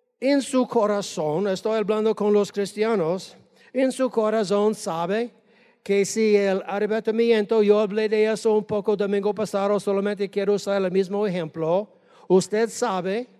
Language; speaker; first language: Spanish; non-native, fluent; English